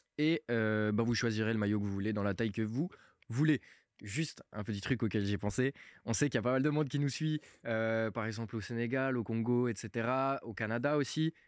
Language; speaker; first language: French; early bilingual, other home language; Portuguese